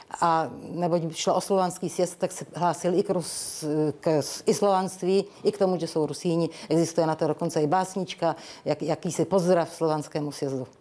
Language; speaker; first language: Czech; early bilingual, other home language; Rusyn